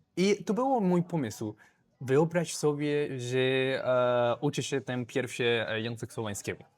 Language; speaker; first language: Polish; non-native, learner; Spanish